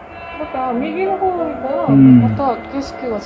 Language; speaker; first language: Japanese; non-native, learner; Korean